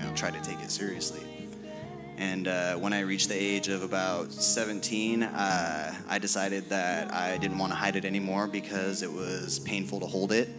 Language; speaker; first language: English; native; English